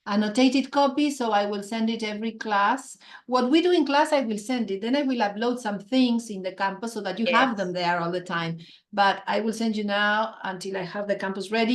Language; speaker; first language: English; non-native, fluent; Spanish